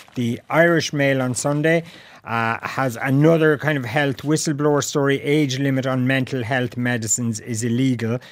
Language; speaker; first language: English; native; English